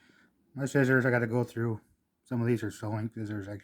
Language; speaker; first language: English; native; English